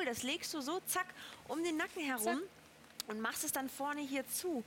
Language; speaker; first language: German; native; German